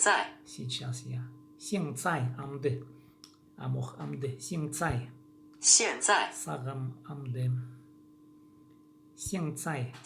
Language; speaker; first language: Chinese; non-native, learner; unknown